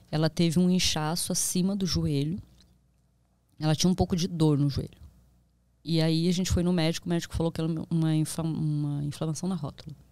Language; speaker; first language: Portuguese; native; Portuguese